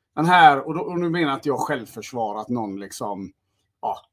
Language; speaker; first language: Swedish; early bilingual, other home language; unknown